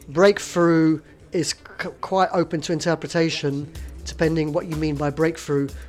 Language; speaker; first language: English; native; English